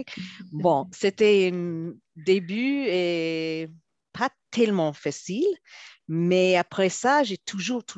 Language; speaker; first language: French; non-native, fluent; Hebrew